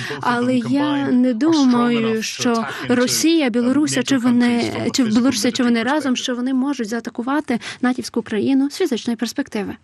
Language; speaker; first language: Ukrainian; non-native, fluent; English